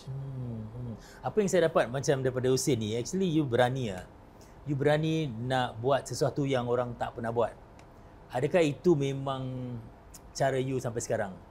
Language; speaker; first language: Malay; native; Malay